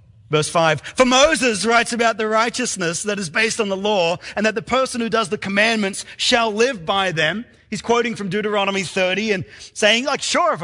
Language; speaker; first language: English; native; English